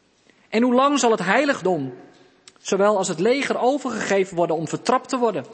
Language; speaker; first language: Dutch; native; Dutch